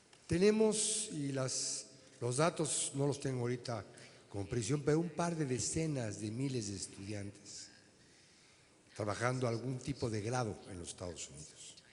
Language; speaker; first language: Spanish; native; Spanish